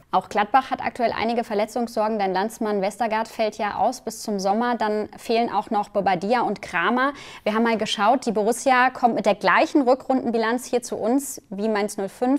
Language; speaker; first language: German; native; German